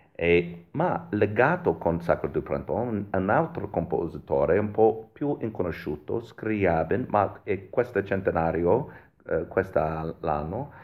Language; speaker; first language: Italian; non-native, fluent; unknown